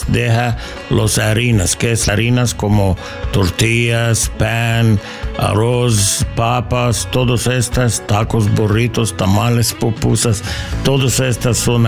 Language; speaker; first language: Spanish; non-native, learner; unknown